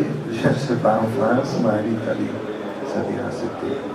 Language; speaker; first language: French; non-native, fluent; Italian